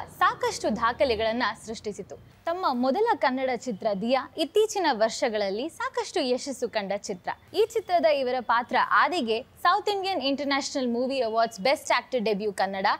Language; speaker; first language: Kannada; native; Kannada